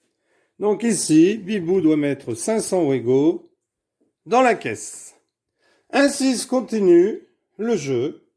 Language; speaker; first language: French; native; French